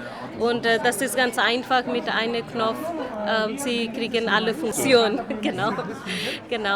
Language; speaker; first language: German; non-native, learner; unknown